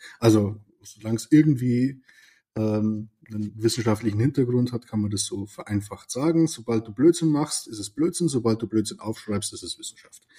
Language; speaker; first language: German; native; German